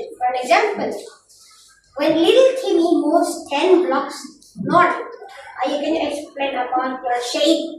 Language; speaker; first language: English; non-native, learner; Indonesian